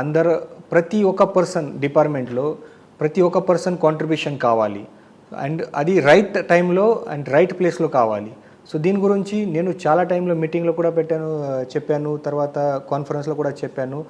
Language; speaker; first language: Telugu; non-native, learner; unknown